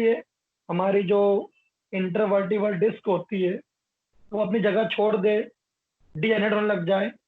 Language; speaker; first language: Hindi; native; Hindi